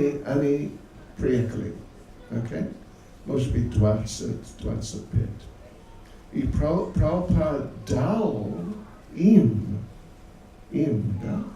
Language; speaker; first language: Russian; non-native, learner; English